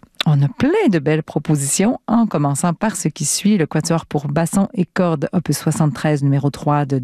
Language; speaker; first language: French; native; French